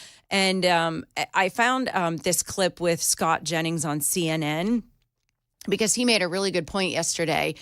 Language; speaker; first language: English; native; English